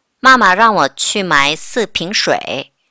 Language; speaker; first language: Chinese; non-native, fluent; Korean